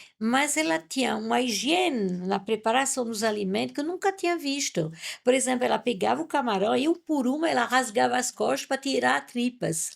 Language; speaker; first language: Portuguese; non-native, fluent; French